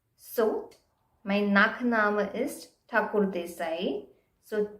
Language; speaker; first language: German; non-native, fluent; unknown